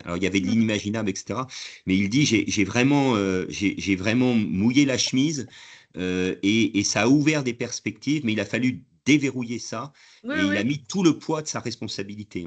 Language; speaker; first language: French; native; French